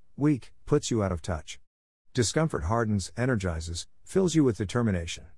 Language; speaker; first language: English; non-native, local second language; Bemba